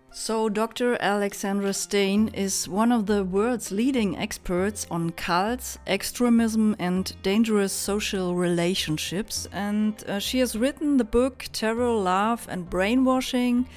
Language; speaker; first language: English; non-native, fluent; German